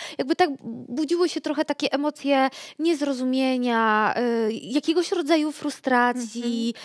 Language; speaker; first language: Polish; native; Polish